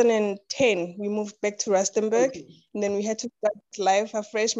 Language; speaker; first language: English; non-native, local second language; Tswana